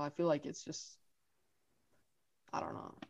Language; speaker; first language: English; native; English